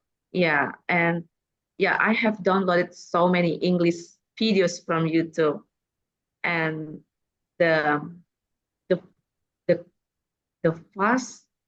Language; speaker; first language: English; non-native, learner; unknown